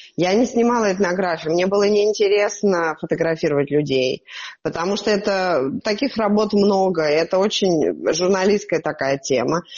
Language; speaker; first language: Russian; native; Russian